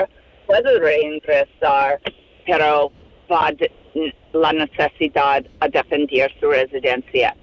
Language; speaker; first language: Spanish; non-native, learner; English